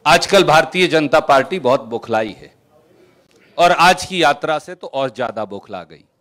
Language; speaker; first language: Hindi; native; Hindi